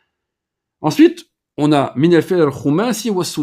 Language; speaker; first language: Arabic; non-native, fluent; French